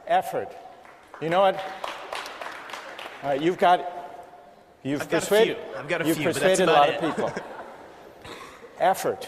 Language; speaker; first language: English; native; English